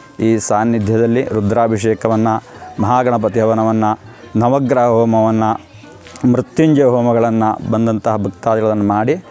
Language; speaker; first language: Kannada; native; Kannada